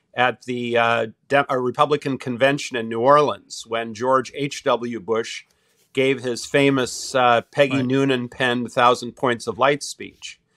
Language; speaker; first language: English; native; English